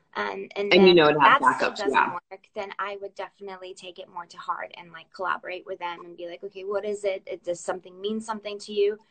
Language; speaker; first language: English; early bilingual, other home language; Russian